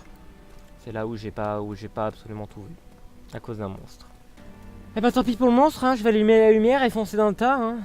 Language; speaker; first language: French; native; French